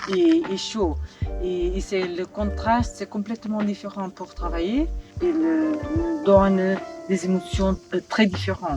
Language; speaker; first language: French; non-native, learner; Portuguese